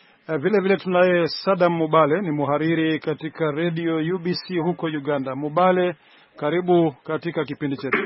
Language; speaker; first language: Swahili; non-native, local second language; Rundi